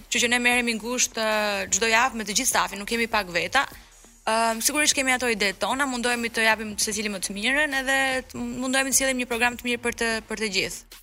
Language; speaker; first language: Albanian; native; Albanian